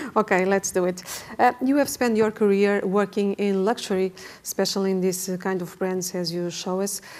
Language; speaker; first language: English; non-native, fluent; Portuguese